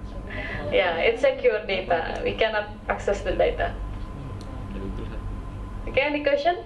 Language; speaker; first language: English; non-native, local second language; Indonesian